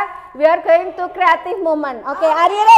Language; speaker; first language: English; non-native, learner; Indonesian